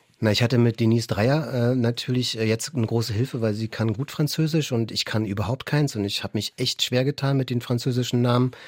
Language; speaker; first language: German; native; German